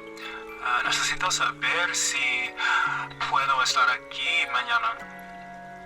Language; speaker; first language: Spanish; non-native, learner; English